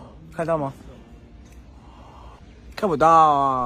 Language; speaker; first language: Chinese; non-native, learner; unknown